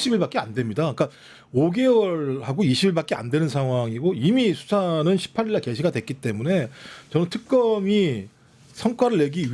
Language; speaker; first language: Korean; native; Korean